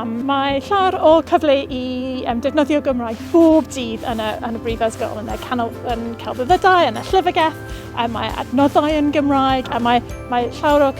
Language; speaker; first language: Welsh; non-native, learner; English